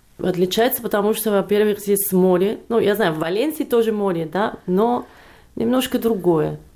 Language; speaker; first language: Russian; non-native, fluent; Catalan